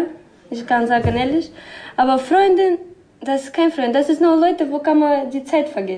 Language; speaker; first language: German; non-native, learner; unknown